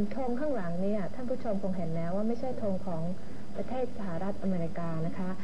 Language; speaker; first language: Thai; native; Thai